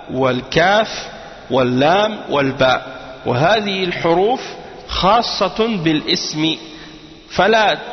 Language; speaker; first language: Arabic; non-native, fluent; French